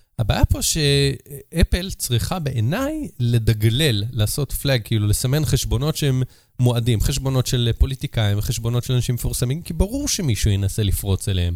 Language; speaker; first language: Hebrew; native; Hebrew